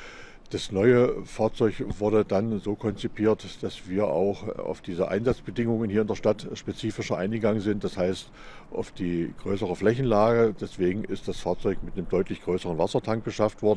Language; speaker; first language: German; native; German